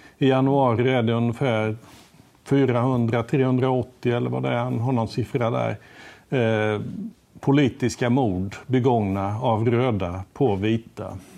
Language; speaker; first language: Swedish; native; Swedish